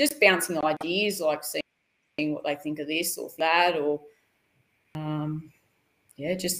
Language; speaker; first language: English; native; English